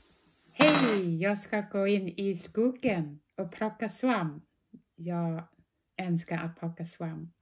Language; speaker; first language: Swedish; non-native, fluent; Thai